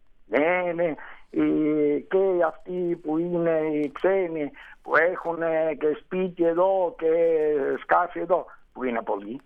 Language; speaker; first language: Greek; non-native, learner; Italian